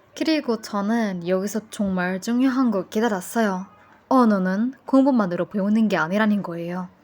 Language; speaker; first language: Korean; non-native, fluent; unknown